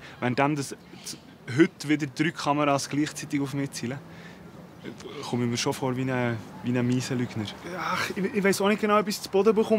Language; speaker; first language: German; native; German